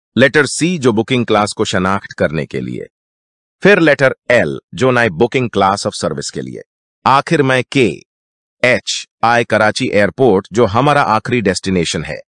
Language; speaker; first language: Urdu; native; Urdu